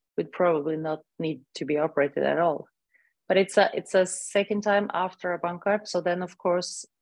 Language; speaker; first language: English; non-native, fluent; Norwegian